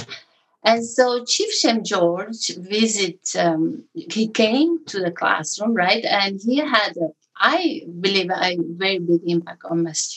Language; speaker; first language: English; non-native, fluent; Italian